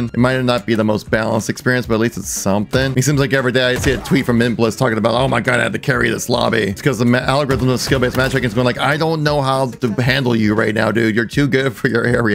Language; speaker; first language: English; native; English